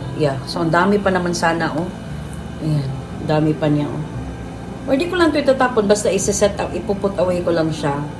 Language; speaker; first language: Filipino; native; Filipino